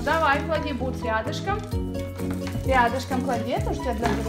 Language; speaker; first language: Russian; native; Russian